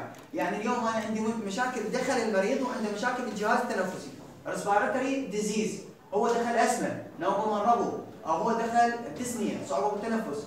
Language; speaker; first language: Arabic; native; Arabic